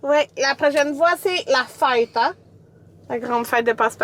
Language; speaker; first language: French; native; French